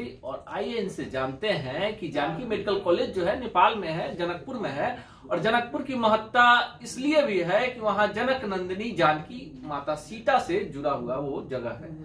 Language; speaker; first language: Hindi; native; Hindi